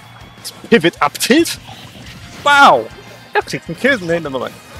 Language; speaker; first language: German; native; German